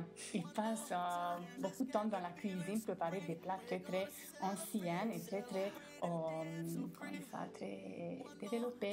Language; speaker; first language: French; non-native, fluent; Romanian